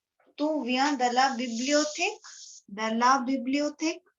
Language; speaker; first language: French; non-native, fluent; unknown